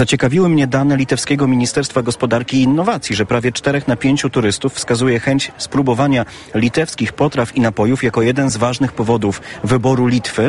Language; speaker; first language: Polish; native; Polish